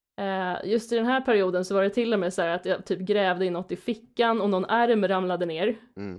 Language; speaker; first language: Swedish; native; Swedish